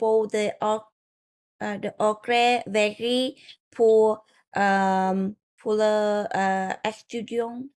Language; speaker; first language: French; non-native, learner; Vietnamese